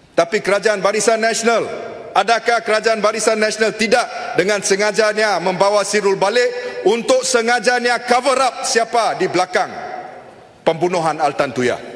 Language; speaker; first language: Malay; non-native, local second language; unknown